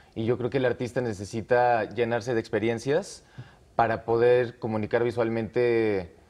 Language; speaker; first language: Spanish; native; Spanish